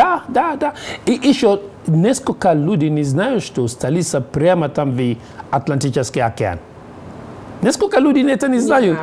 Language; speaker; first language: Russian; non-native, learner; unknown